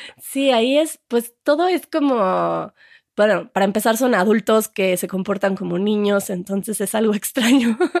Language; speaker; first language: Spanish; native; Spanish